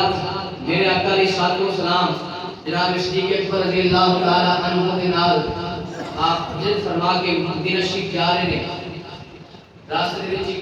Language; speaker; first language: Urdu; non-native, local second language; Punjabi